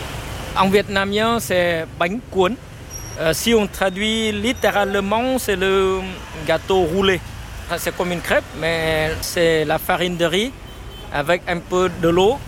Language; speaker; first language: French; non-native, fluent; Vietnamese